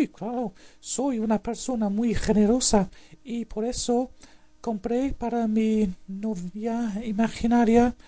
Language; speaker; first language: Spanish; non-native, learner; English